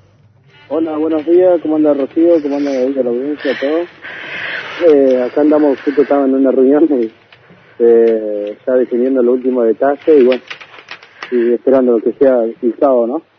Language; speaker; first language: Spanish; native; Spanish